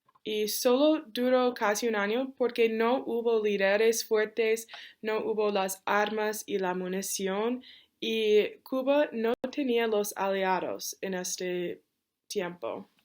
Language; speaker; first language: Spanish; non-native, learner; English